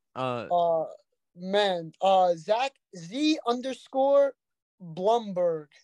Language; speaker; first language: English; native; English